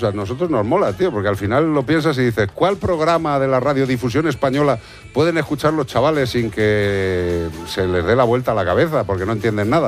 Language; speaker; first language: Spanish; native; Spanish